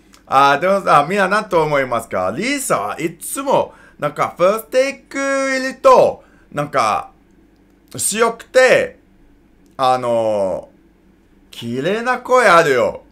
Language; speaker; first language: Japanese; non-native, learner; English